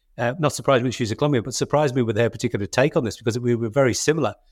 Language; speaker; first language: English; native; English